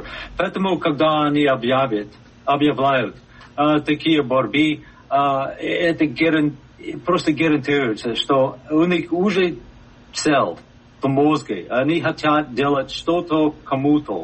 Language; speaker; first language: Russian; non-native, fluent; English